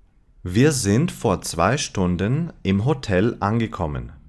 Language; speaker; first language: German; non-native, fluent; English